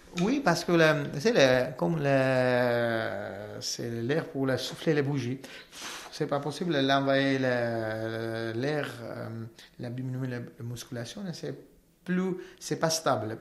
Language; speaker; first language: French; non-native, learner; Armenian